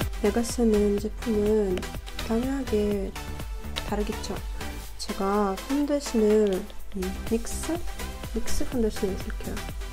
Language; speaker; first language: Korean; non-native, learner; Russian